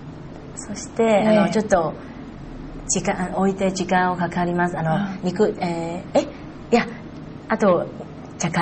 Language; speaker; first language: Japanese; non-native, learner; Chinese